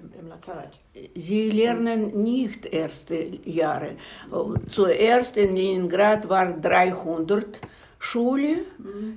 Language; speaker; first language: German; non-native, learner; Russian